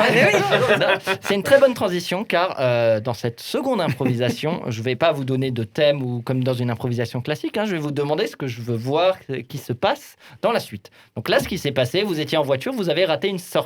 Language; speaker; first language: French; native; French